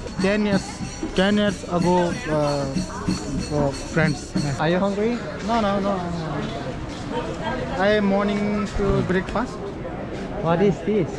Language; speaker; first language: English; non-native, learner; Korean